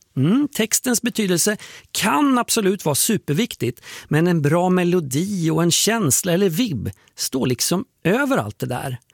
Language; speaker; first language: Swedish; native; Swedish